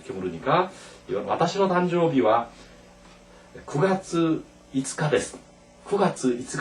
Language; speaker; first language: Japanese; non-native, fluent; Korean